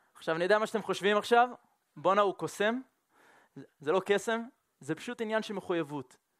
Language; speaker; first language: Hebrew; non-native, fluent; French